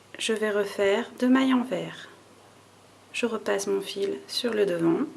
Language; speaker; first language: French; native; French